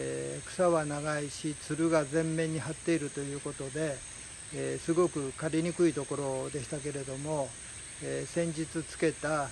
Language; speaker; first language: Japanese; native; Japanese